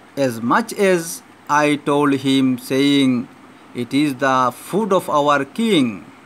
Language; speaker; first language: English; non-native, local second language; Sylheti